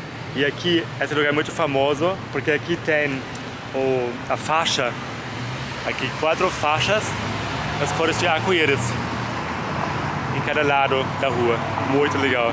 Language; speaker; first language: Portuguese; non-native, fluent; German